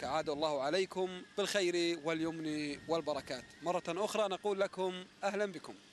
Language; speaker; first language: Arabic; native; Arabic